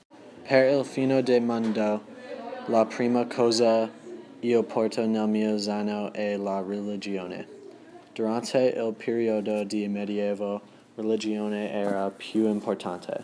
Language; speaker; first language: Italian; non-native, learner; English